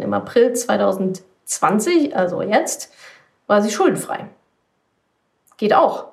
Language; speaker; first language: German; native; German